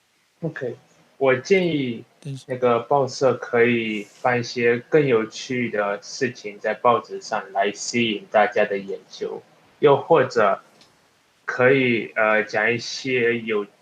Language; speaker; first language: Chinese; early bilingual, heritage; Chinese